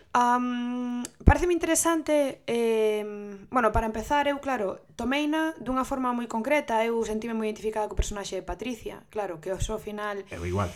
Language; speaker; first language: Galician; non-native, local second language; Spanish